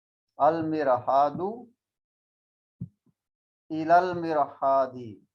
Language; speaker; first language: Arabic; non-native, learner; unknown